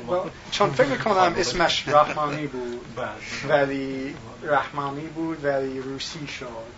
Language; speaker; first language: Tajik; non-native, learner; English